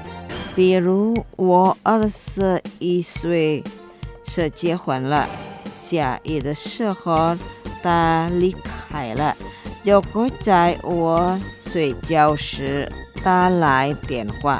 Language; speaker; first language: Chinese; non-native, fluent; Indonesian